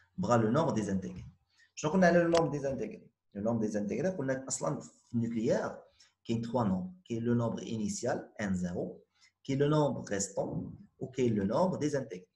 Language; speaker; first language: French; non-native, local second language; Arabic